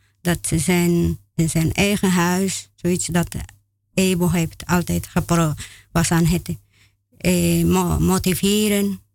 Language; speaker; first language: Dutch; non-native, learner; Spanish